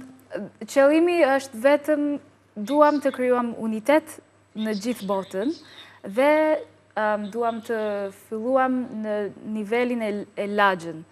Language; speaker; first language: Albanian; non-native, learner; English